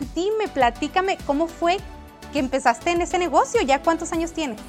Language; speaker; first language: Spanish; native; Spanish